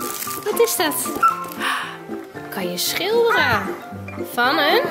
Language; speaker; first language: Dutch; native; Dutch